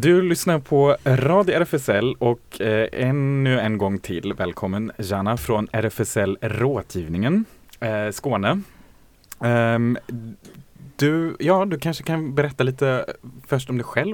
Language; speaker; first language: Swedish; native; Swedish